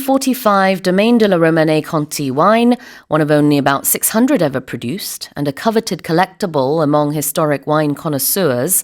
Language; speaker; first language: English; non-native, fluent; Korean